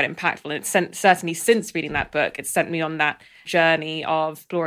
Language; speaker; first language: English; native; English